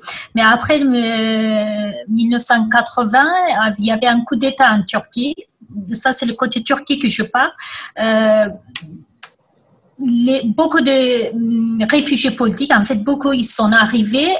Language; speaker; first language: French; non-native, fluent; Kurdish